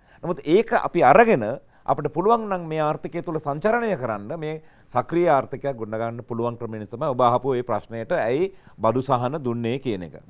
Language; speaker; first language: Sinhala; native; Sinhala